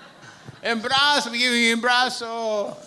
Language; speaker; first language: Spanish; non-native, learner; English